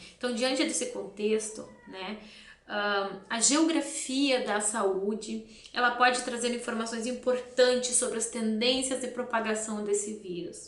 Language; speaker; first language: Portuguese; native; Portuguese